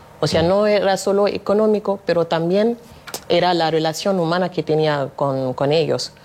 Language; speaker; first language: Spanish; non-native, fluent; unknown